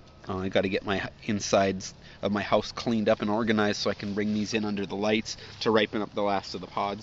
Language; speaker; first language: English; native; English